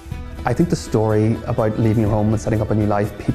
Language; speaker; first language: English; native; English